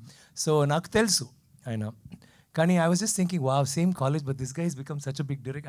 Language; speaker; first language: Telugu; non-native, learner; Tamil